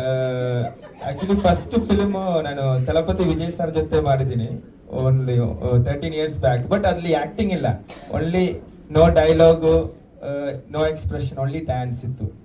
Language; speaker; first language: Kannada; non-native, learner; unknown